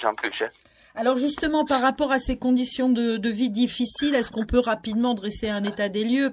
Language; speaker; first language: French; native; French